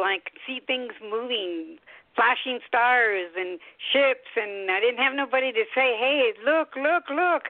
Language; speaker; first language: English; early bilingual, other home language; Spanish